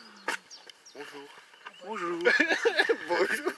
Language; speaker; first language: French; native; French